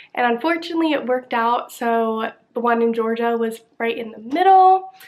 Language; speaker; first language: English; native; English